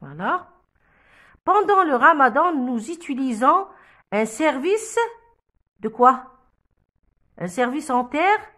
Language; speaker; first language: French; non-native, local second language; Arabic